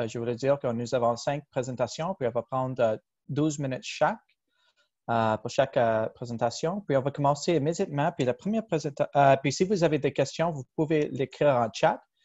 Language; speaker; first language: French; non-native, fluent; English